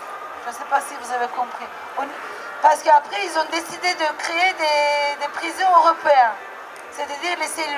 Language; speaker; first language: French; non-native, fluent; Turkish